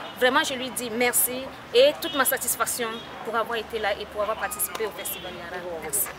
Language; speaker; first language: French; non-native, local second language; Fula